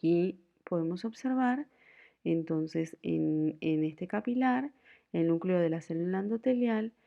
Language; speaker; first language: Spanish; native; Spanish